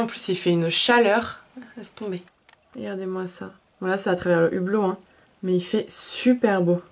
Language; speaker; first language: French; native; French